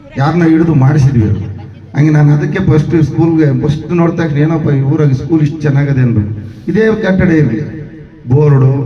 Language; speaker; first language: Kannada; non-native, local second language; Telugu